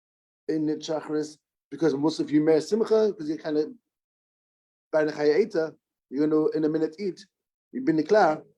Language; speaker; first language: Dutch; non-native, learner; English